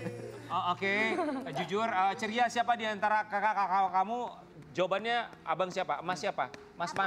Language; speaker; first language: Indonesian; native; Indonesian